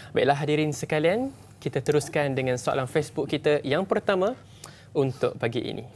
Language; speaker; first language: Malay; native; Malay